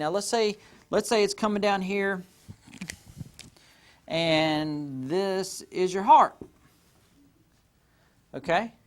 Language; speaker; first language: English; native; English